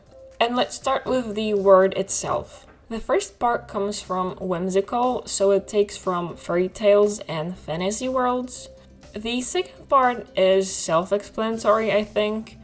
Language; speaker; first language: English; non-native, fluent; Polish